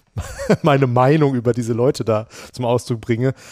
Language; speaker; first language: German; native; German